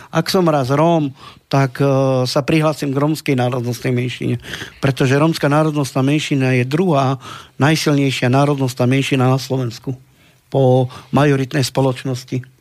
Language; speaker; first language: Slovak; non-native, local second language; Romany